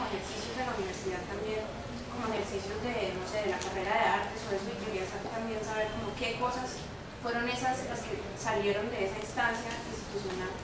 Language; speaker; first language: Spanish; non-native, learner; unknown